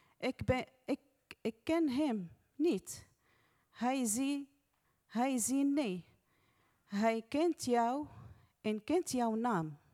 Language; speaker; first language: Dutch; non-native, learner; Arabic